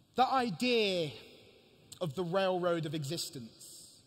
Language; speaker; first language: English; native; English